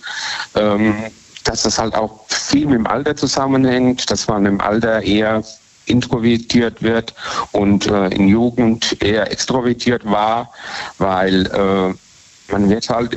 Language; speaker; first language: German; native; German